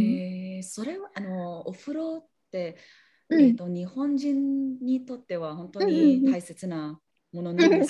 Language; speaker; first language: Japanese; non-native, learner; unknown